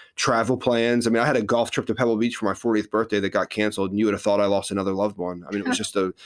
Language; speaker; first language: English; native; English